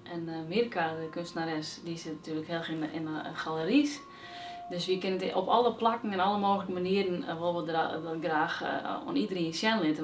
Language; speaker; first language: Dutch; non-native, local second language; Western Frisian